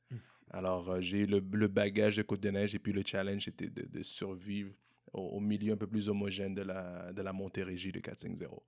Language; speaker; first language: French; native; French